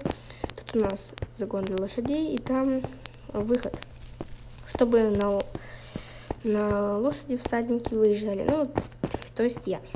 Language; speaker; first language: Russian; native; Russian